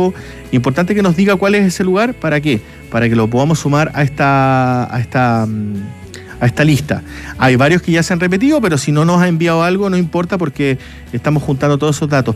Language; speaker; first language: Spanish; native; Spanish